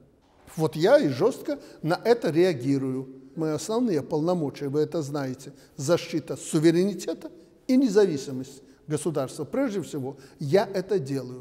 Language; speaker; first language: Russian; native; Russian